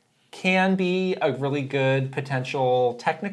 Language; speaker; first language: English; native; English